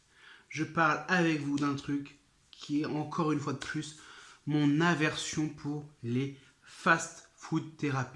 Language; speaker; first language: French; native; French